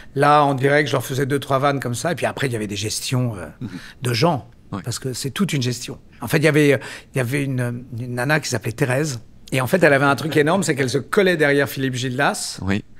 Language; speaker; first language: French; native; French